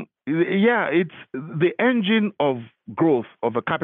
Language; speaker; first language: English; non-native, local second language; Yoruba